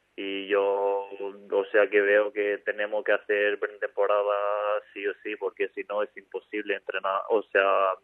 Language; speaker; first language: Spanish; non-native, fluent; Albanian